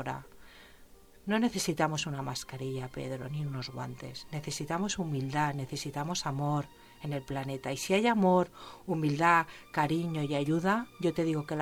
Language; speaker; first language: Spanish; native; Spanish